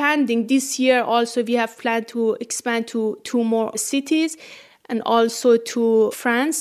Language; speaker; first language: English; non-native, fluent; Persian